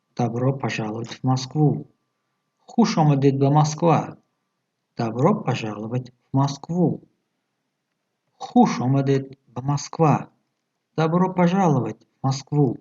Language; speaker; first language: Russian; non-native, fluent; Tajik